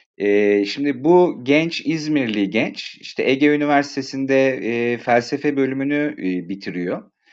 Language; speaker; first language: Turkish; native; Turkish